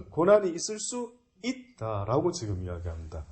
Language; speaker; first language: Korean; native; Korean